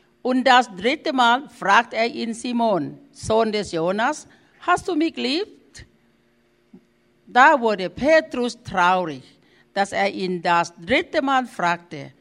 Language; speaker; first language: German; non-native, learner; Thai